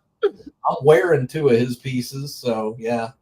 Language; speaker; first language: English; native; English